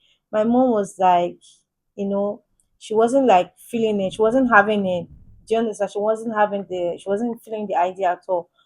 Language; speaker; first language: English; native; English